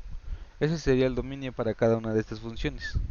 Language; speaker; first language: Spanish; native; Spanish